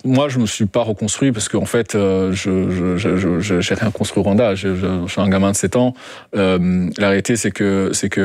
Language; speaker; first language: French; non-native, fluent; Kinyarwanda